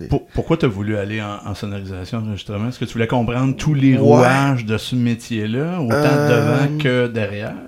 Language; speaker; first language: French; native; French